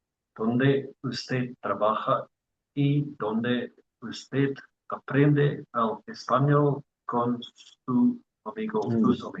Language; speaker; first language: Spanish; non-native, learner; English